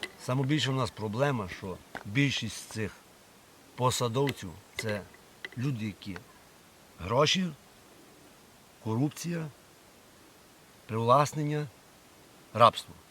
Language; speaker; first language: Ukrainian; native; Ukrainian